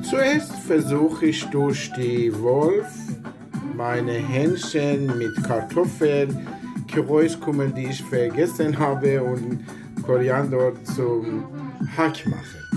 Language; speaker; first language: German; non-native, learner; Persian